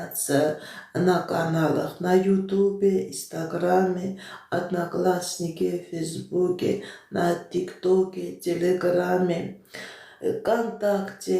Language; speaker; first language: Russian; non-native, local second language; Armenian